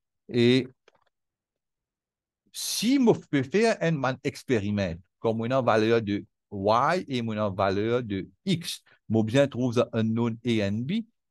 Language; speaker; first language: French; non-native, local second language; Morisyen